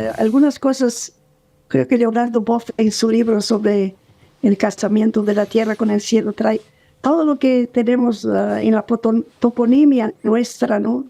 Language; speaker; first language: Spanish; non-native, fluent; Portuguese